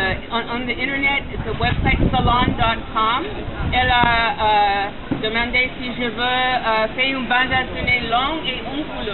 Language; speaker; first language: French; non-native, learner; English